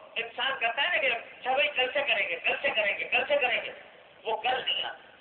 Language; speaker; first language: Urdu; non-native, local second language; Pashto